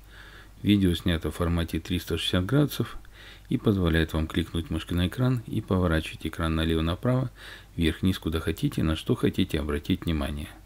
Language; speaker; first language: Russian; native; Russian